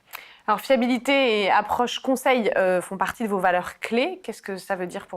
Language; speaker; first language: French; native; French